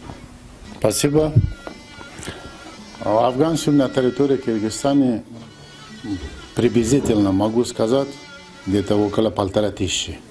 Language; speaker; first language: Russian; non-native, fluent; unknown